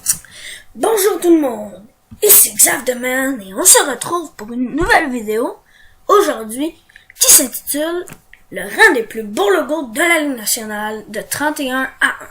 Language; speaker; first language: French; native; French